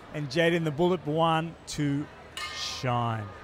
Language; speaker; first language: English; native; English